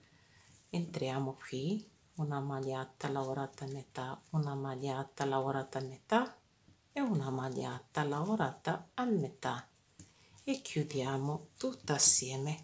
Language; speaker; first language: Italian; non-native, fluent; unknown